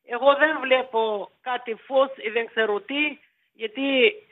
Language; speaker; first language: Greek; early bilingual, heritage; Ukrainian